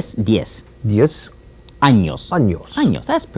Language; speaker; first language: Spanish; non-native, fluent; English